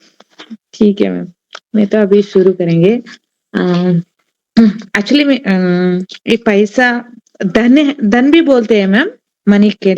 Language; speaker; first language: Hindi; non-native, learner; Telugu